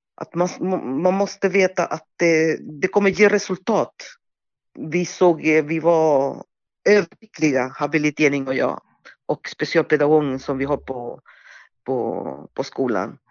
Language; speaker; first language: Swedish; non-native, fluent; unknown